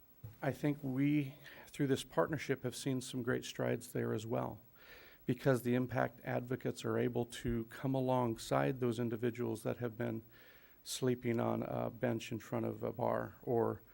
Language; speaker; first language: English; native; English